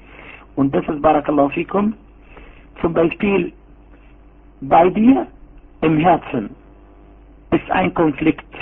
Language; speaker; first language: German; non-native, fluent; Arabic